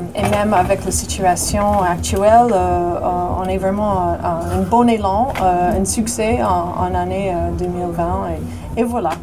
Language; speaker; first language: French; non-native, fluent; English